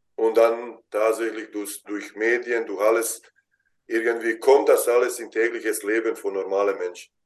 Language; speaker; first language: German; non-native, fluent; Bosnian